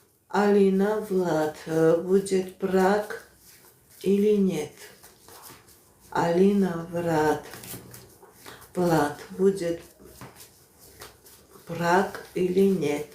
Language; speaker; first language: Russian; non-native, fluent; Armenian